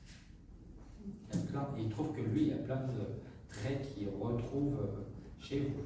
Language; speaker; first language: French; native; French